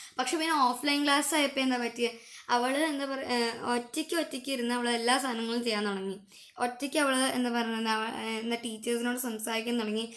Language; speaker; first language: Malayalam; early bilingual, heritage; Malayalam